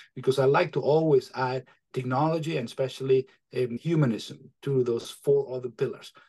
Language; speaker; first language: English; non-native, fluent; Spanish